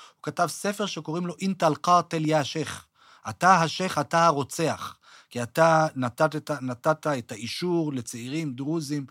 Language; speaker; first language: Hebrew; native; Hebrew